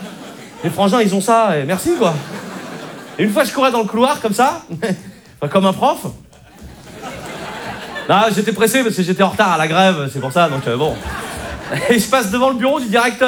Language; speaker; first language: French; native; French